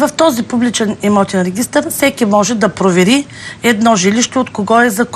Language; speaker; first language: Bulgarian; native; Bulgarian